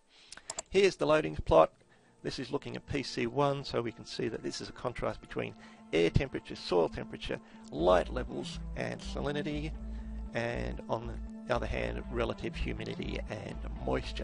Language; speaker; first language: English; native; English